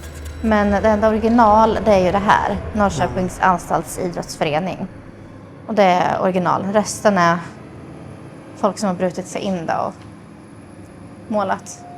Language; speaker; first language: Swedish; native; Swedish